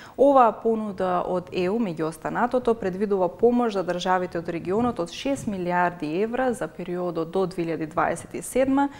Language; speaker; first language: Macedonian; native; Macedonian